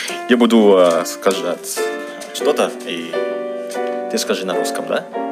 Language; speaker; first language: Russian; non-native, learner; Indonesian